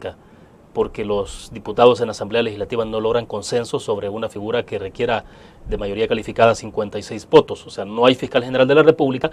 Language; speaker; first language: Spanish; native; Spanish